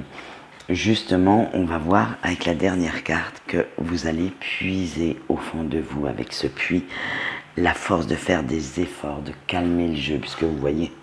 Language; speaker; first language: French; native; French